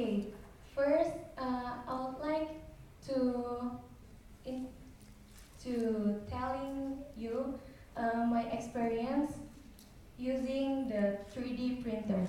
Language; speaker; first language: English; non-native, learner; Indonesian